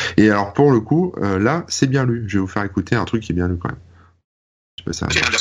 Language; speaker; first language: French; native; French